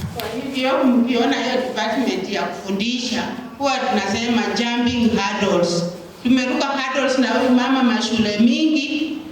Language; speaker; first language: Swahili; native; Swahili